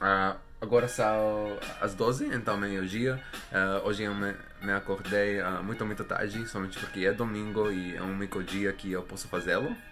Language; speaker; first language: Portuguese; non-native, learner; Spanish